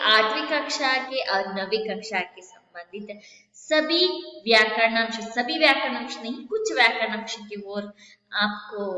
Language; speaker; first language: Hindi; non-native, local second language; Kannada